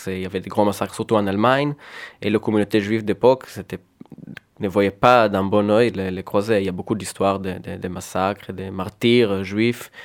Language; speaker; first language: French; non-native, fluent; Hebrew